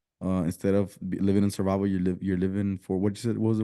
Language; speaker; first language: English; early bilingual, other home language; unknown